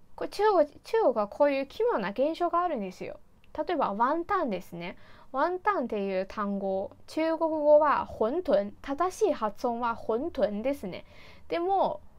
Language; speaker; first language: Japanese; non-native, fluent; Chinese